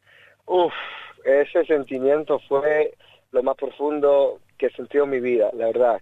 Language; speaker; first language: Spanish; early bilingual, heritage; Spanish